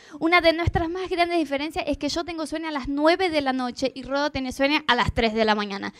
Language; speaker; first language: Spanish; non-native, fluent; Portuguese